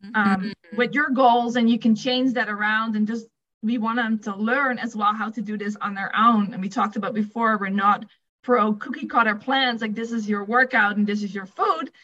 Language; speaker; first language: English; non-native, fluent; Dutch